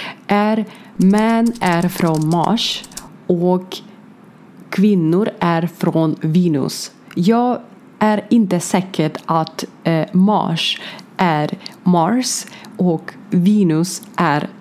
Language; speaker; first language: Swedish; non-native, learner; Ukrainian